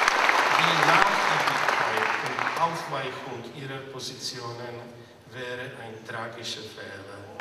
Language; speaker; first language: German; non-native, fluent; Czech